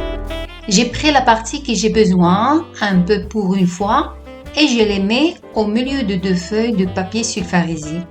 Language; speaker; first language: French; non-native, fluent; Italian